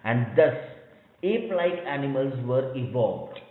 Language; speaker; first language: English; non-native, local second language; Marathi